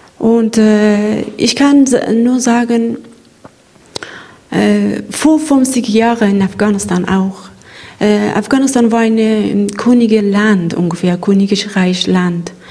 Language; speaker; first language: German; non-native, learner; Persian